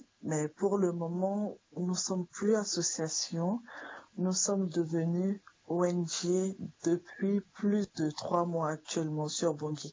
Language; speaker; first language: French; non-native, local second language; Sango